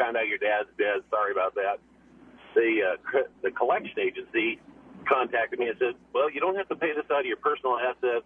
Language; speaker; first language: English; non-native, fluent; Norwegian